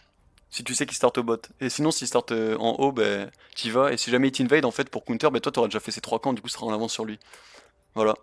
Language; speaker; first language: French; native; French